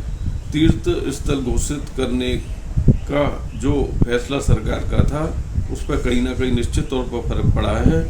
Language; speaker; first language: Hindi; native; Hindi